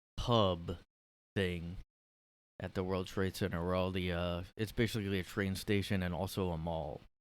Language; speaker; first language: English; native; English